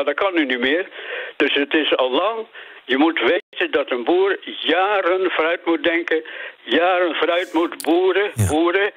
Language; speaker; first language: Dutch; native; Dutch